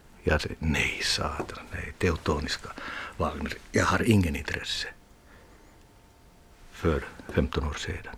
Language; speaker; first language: Swedish; non-native, learner; Finnish